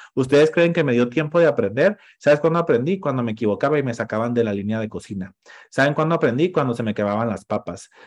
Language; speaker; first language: Spanish; native; Spanish